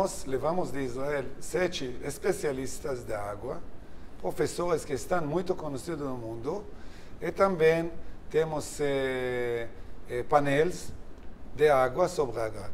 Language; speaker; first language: Portuguese; non-native, learner; Hebrew